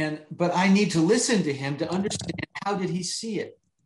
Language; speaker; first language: English; native; English